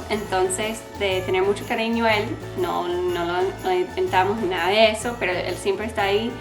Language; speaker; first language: Spanish; non-native, learner; English